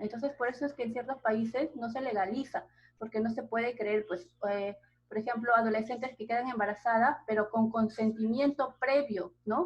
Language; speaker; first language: Spanish; native; Spanish